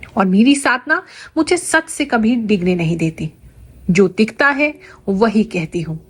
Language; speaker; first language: Hindi; native; Hindi